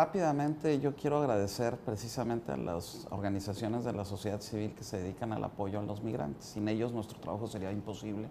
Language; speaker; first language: Spanish; native; Spanish